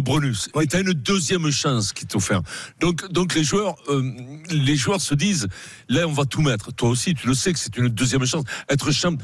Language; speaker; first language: French; native; French